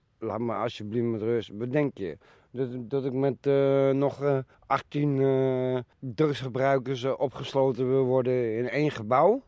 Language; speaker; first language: Dutch; native; Dutch